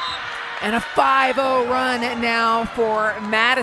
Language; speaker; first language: English; native; English